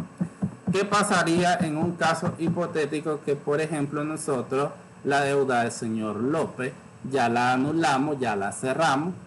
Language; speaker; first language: Spanish; native; Spanish